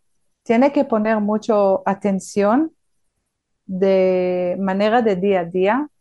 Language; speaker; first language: Spanish; non-native, fluent; Hebrew